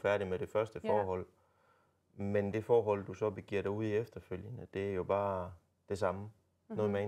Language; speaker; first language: Danish; native; Danish